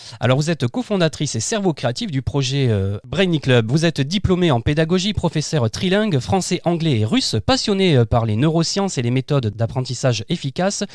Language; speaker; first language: French; native; French